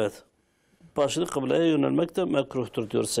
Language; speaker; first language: Turkish; non-native, local second language; Kurdish